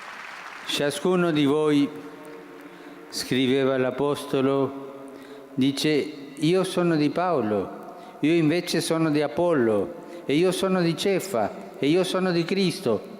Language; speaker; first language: Italian; early bilingual, heritage; Spanish